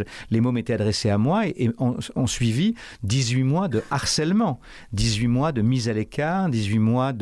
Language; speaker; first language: French; native; French